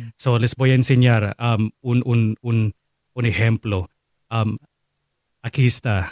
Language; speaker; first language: Spanish; non-native, fluent; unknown